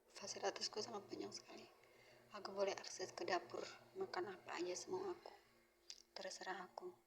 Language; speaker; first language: Indonesian; native; Indonesian